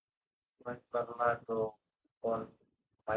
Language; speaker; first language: Italian; non-native, learner; Bangla